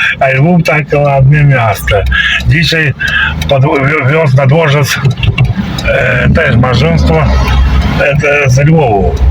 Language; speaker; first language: Polish; non-native, learner; Ukrainian